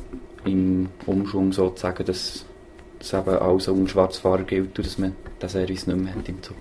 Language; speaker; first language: German; native; German